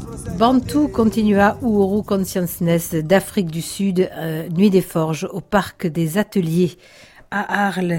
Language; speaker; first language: French; native; French